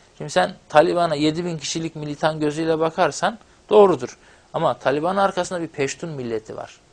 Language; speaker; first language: Turkish; non-native, local second language; Kurdish